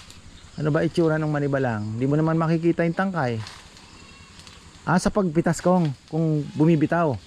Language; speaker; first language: Filipino; native; Filipino